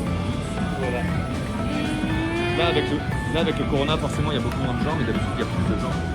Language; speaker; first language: French; native; French